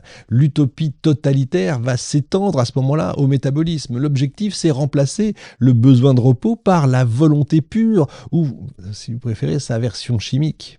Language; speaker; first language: French; native; French